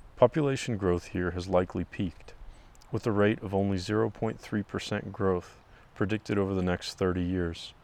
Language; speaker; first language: English; native; English